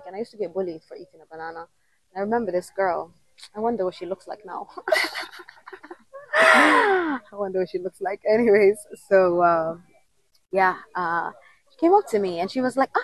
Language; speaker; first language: English; non-native, fluent; Somali